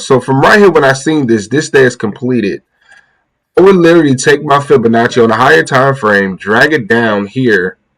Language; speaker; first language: English; native; English